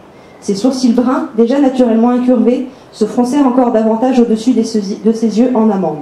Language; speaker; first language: French; native; French